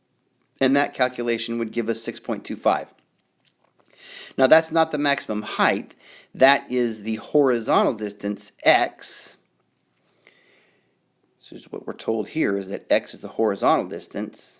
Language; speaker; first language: English; native; English